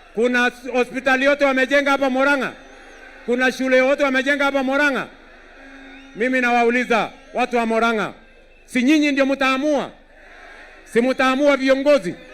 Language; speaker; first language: Swahili; non-native, local second language; Kalenjin